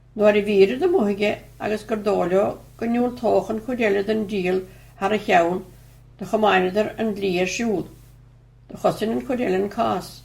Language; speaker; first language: Irish; native; Irish